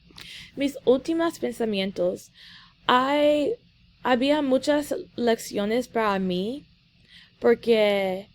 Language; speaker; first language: Spanish; early bilingual, heritage; English